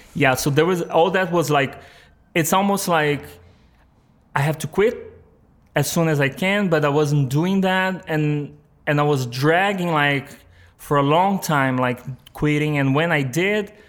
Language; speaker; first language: English; non-native, fluent; Portuguese